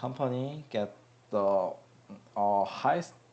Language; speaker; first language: English; non-native, learner; Korean